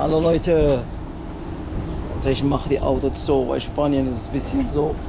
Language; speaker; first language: German; non-native, fluent; Arabic